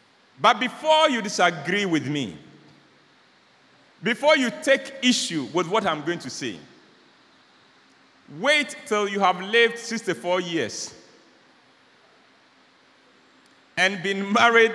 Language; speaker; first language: English; non-native, local second language; Akan